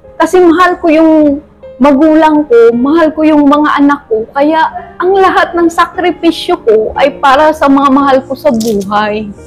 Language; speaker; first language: Filipino; non-native, local second language; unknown